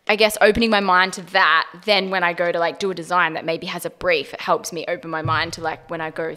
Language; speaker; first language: English; native; English